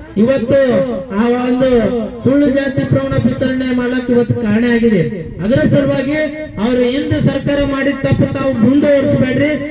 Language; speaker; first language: Kannada; native; Kannada